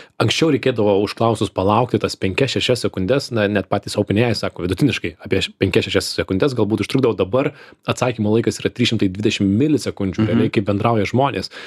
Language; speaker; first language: Lithuanian; native; Lithuanian